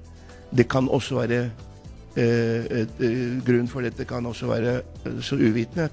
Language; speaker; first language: Norwegian; non-native, fluent; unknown